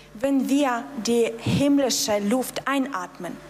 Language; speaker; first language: German; non-native, fluent; Russian